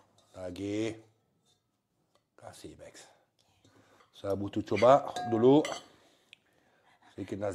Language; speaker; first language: Indonesian; non-native, learner; French